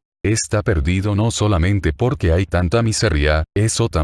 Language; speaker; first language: Spanish; native; Spanish